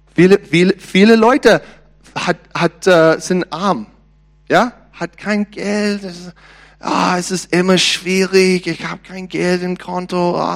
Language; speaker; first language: German; non-native, learner; English